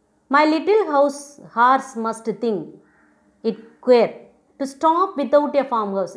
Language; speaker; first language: English; non-native, local second language; Tamil